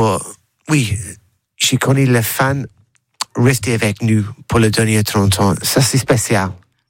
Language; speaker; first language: French; non-native, learner; English